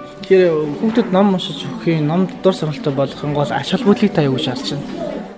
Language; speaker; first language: Mongolian; native; Mongolian